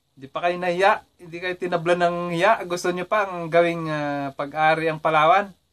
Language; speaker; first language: Filipino; native; Filipino